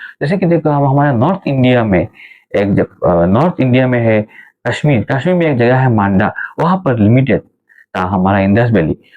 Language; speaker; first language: Hindi; non-native, local second language; Sylheti